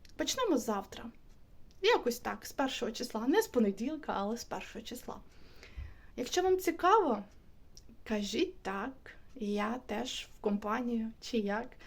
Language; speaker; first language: Ukrainian; non-native, local second language; Russian